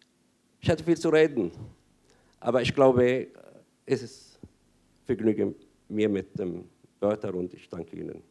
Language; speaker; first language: German; non-native, fluent; Arabic